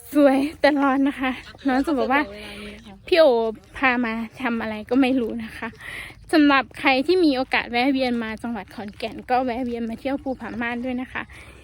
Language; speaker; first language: Thai; native; Thai